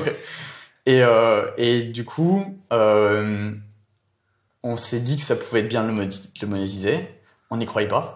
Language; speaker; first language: French; native; French